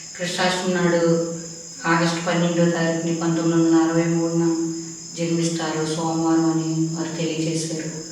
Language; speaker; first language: Telugu; early bilingual, heritage; Telugu